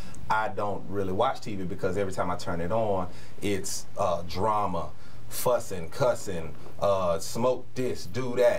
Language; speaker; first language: English; native; English